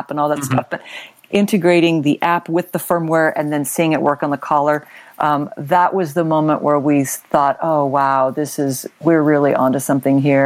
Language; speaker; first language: English; native; English